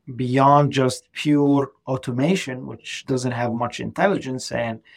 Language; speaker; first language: English; non-native, fluent; Arabic